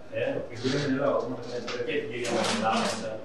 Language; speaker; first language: Greek; non-native, learner; Italian